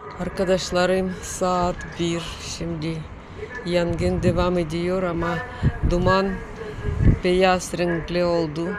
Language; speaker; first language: Turkish; non-native, learner; Russian